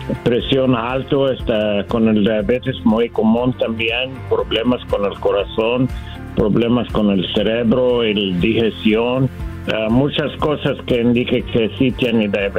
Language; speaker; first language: Spanish; non-native, learner; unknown